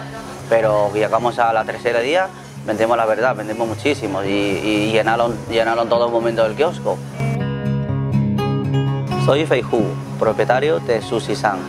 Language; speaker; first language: Spanish; non-native, learner; Chinese